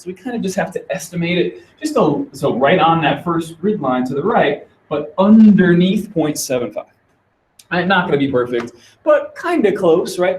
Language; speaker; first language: English; native; English